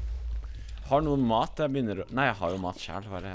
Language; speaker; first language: Norwegian; native; Norwegian